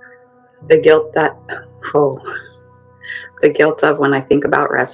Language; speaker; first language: English; native; English